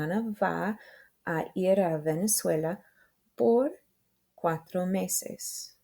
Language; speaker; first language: Spanish; non-native, fluent; English